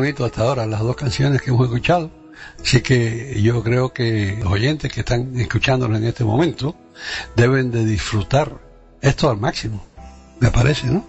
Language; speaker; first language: Spanish; native; Spanish